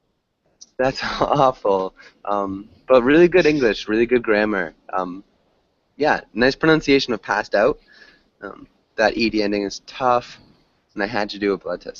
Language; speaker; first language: English; non-native, fluent; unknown